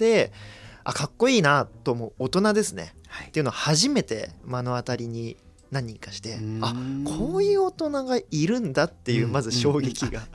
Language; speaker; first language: Japanese; native; Japanese